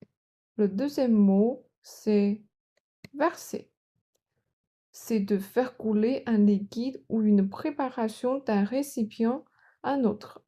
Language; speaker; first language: French; non-native, fluent; Chinese